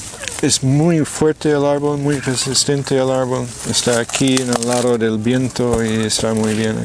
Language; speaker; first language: Spanish; non-native, fluent; English